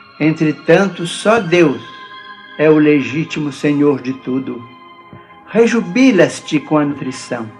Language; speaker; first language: Portuguese; native; Portuguese